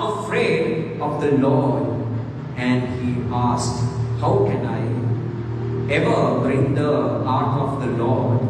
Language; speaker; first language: English; non-native, local second language; Sinhala